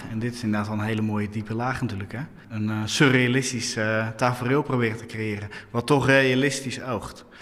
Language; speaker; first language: Dutch; native; Dutch